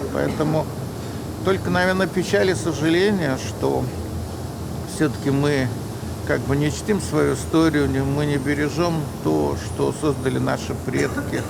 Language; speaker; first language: Russian; native; Russian